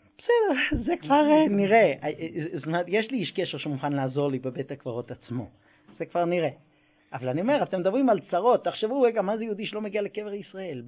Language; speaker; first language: Hebrew; non-native, fluent; English